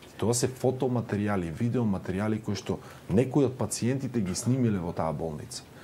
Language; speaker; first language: Macedonian; native; Macedonian